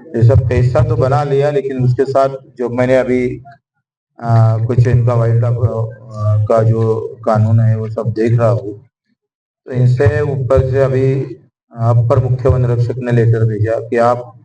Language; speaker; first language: Hindi; non-native, local second language; Marathi